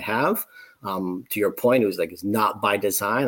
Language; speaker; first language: English; native; English